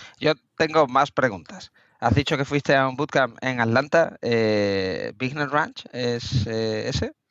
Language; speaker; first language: Spanish; native; Spanish